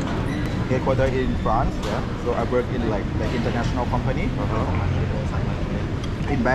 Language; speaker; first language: English; non-native, fluent; Thai